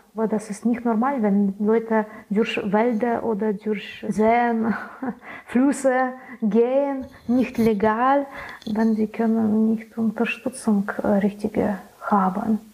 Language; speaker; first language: German; non-native, learner; Belarusian